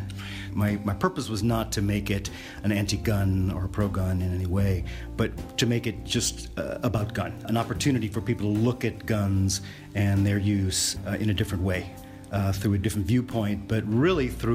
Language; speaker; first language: English; native; English